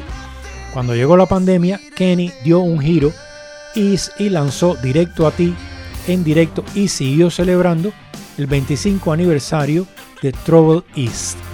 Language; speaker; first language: Spanish; native; Spanish